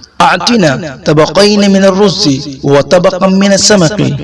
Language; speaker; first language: Arabic; non-native, fluent; Urdu